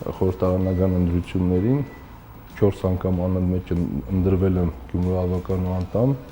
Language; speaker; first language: Armenian; native; Armenian